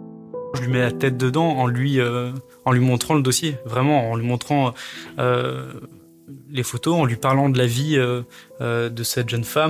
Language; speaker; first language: French; native; French